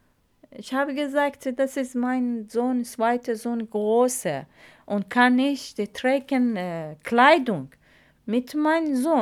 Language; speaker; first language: German; non-native, learner; Arabic